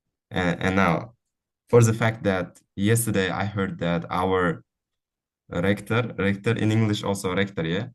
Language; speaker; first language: English; non-native, fluent; Uzbek